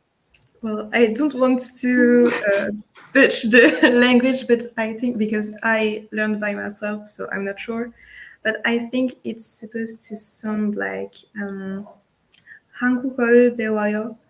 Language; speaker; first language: English; non-native, fluent; French